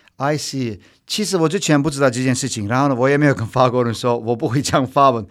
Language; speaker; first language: Chinese; non-native, fluent; Turkish